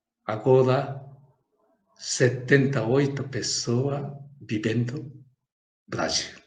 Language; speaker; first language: Portuguese; non-native, learner; Japanese